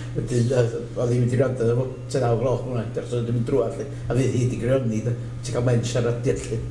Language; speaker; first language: Welsh; native; Welsh